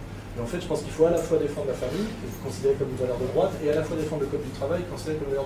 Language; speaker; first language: French; native; French